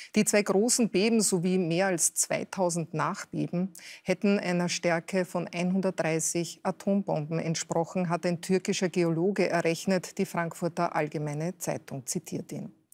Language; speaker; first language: German; native; German